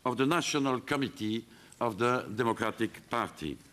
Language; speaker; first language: English; non-native, fluent; French